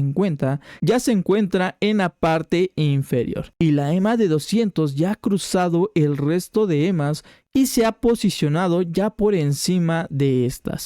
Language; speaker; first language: Spanish; native; Spanish